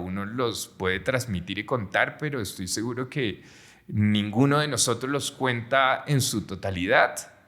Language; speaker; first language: Spanish; native; Spanish